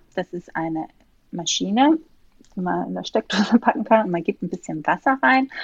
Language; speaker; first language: German; non-native, fluent; Greek